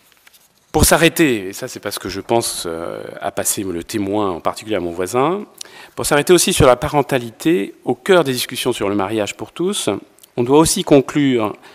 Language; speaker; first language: French; native; French